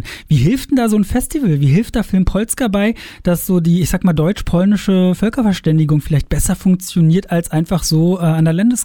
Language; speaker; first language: German; native; German